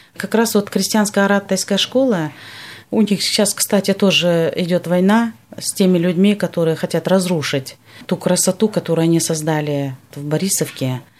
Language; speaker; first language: Russian; non-native, local second language; Kyrgyz